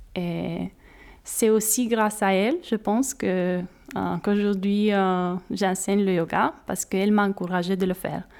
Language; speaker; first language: French; non-native, fluent; Romanian